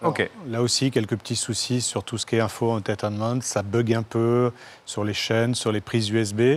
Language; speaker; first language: French; native; French